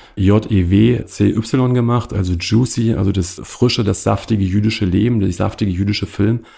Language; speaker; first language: German; native; German